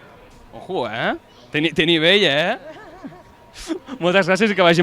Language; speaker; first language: Catalan; native; Catalan